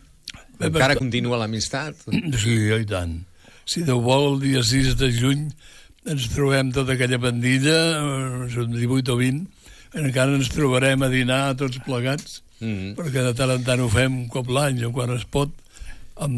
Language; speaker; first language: Catalan; native; Catalan